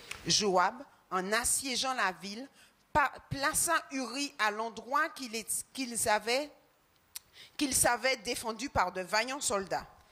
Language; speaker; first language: French; native; French